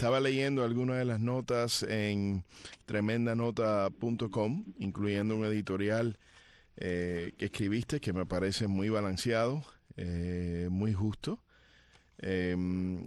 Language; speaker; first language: Spanish; early bilingual, heritage; Spanish